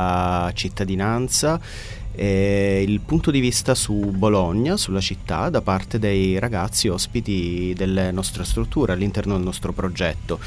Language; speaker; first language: Italian; native; Italian